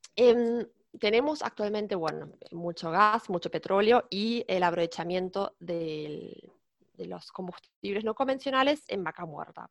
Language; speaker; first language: Spanish; non-native, fluent; German